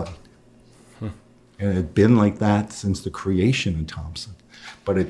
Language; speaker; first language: English; non-native, fluent; French